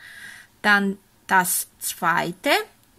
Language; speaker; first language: German; non-native, fluent; Italian